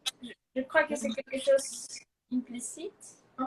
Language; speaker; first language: French; non-native, fluent; Spanish